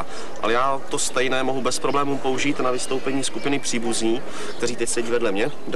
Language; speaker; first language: Czech; native; Czech